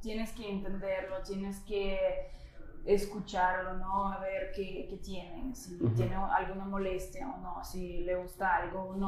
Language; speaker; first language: Spanish; non-native, fluent; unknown